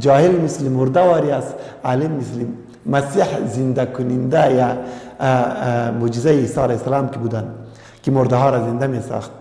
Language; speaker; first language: Persian; non-native, local second language; Pashto